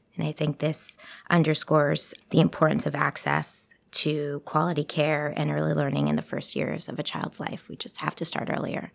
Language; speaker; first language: English; early bilingual, other home language; Spanish